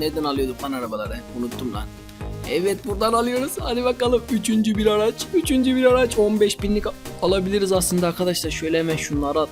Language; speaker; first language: Turkish; native; Turkish